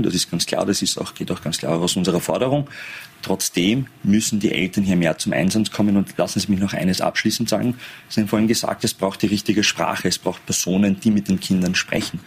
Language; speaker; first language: German; early bilingual, other home language; Persian